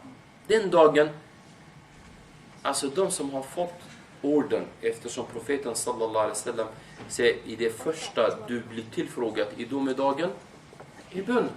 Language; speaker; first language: Swedish; non-native, fluent; Arabic